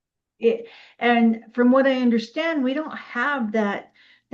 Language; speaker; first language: English; native; English